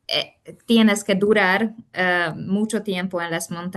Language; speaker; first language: Spanish; non-native, fluent; Hungarian